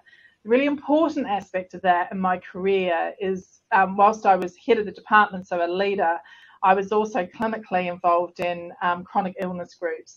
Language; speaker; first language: English; native; English